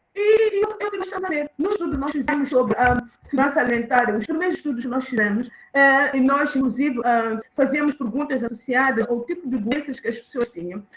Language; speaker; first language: Portuguese; non-native, local second language; Tsonga